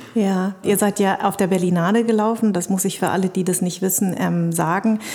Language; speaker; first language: German; native; German